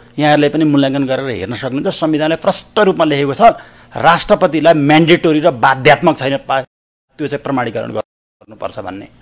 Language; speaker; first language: Nepali; native; Nepali